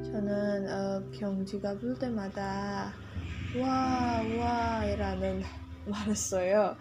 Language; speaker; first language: Korean; non-native, learner; Indonesian